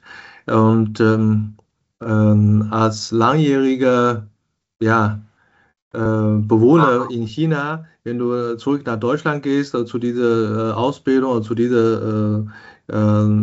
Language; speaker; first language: German; non-native, fluent; Chinese